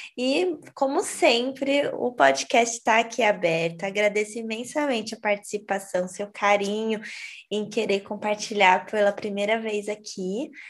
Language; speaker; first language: Portuguese; native; Portuguese